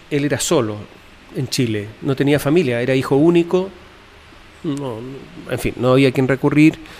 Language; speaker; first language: Spanish; native; Spanish